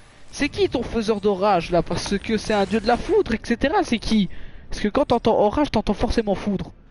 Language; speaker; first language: French; native; French